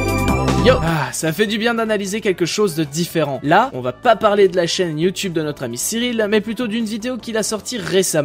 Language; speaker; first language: French; native; French